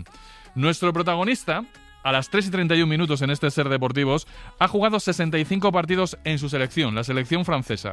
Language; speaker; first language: Spanish; native; Spanish